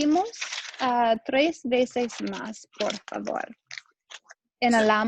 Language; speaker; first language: Spanish; non-native, learner; English